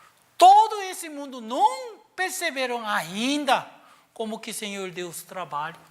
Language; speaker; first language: Portuguese; non-native, learner; Korean